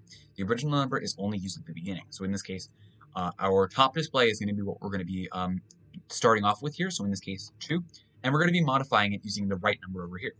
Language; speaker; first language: English; native; English